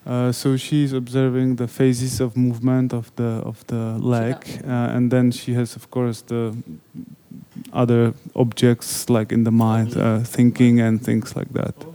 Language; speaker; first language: English; non-native, fluent; Czech